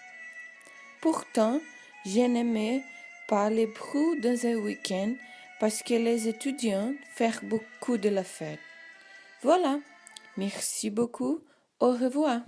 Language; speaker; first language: French; non-native, learner; Portuguese